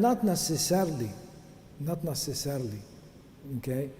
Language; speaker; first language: English; non-native, fluent; Arabic